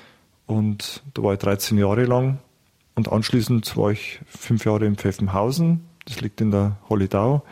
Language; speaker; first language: German; native; German